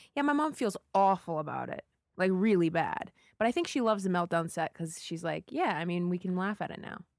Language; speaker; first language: English; native; English